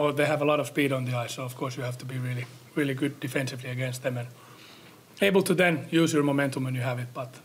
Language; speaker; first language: English; non-native, fluent; Finnish